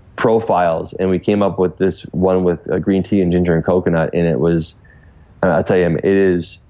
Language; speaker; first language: English; native; English